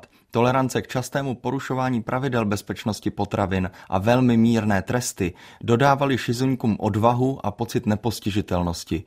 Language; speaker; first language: Czech; native; Czech